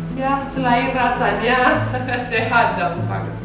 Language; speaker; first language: Indonesian; non-native, learner; Romanian